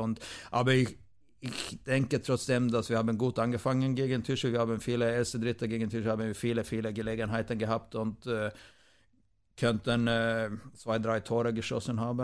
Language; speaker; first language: German; non-native, fluent; Swedish